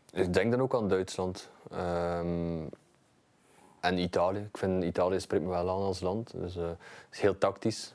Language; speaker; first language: Dutch; native; Dutch